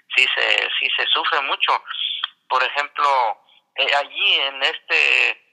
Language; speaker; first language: Spanish; native; Spanish